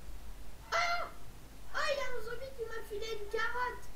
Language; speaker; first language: French; native; French